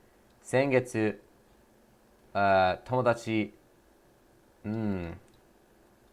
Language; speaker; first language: Japanese; non-native, learner; English